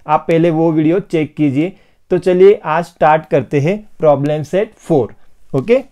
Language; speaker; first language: Hindi; non-native, local second language; Marathi